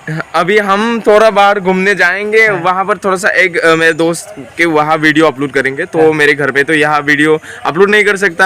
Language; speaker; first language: Hindi; non-native, local second language; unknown